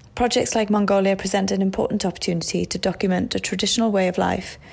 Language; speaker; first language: English; native; English